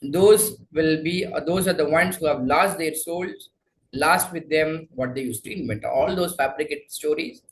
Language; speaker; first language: English; non-native, local second language; Tamil